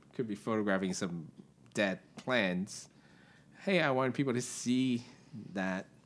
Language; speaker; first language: English; non-native, local second language; Cantonese